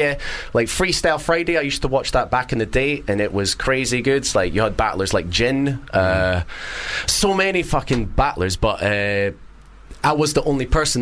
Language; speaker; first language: English; native; English